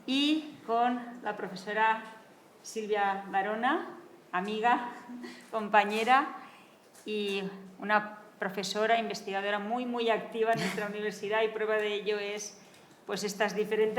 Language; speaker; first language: Spanish; native; Spanish